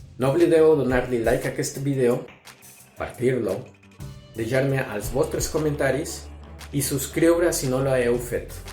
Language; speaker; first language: Catalan; non-native, fluent; Spanish